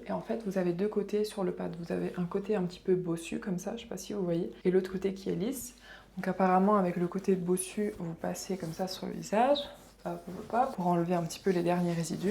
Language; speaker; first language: French; native; French